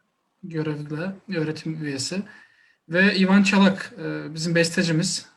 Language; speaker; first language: Turkish; native; Turkish